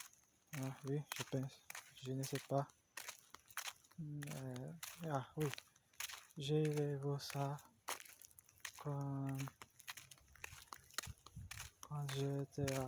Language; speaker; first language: French; non-native, learner; Portuguese